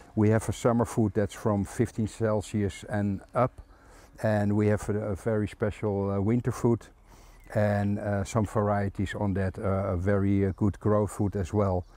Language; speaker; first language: English; non-native, fluent; Dutch